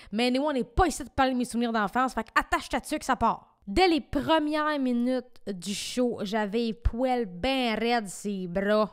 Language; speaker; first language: French; native; French